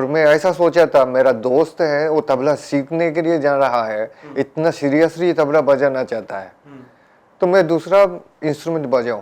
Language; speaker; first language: Hindi; non-native, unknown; Japanese